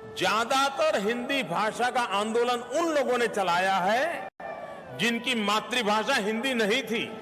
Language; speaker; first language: Hindi; non-native, local second language; Gujarati